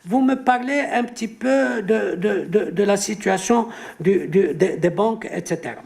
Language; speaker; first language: French; non-native, local second language; Arabic